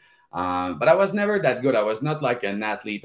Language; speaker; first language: English; non-native, fluent; French